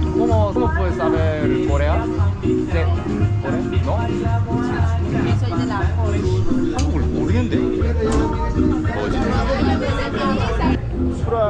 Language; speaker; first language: Spanish; non-native, learner; Korean